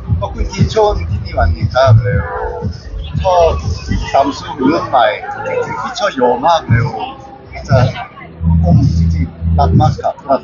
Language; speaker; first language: Thai; non-native, fluent; Korean